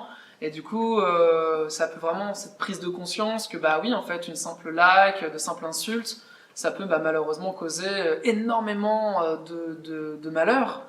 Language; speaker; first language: French; native; French